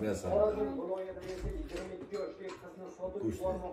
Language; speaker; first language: Russian; non-native, learner; Uzbek